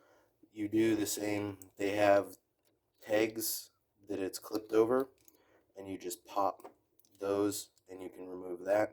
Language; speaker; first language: English; native; English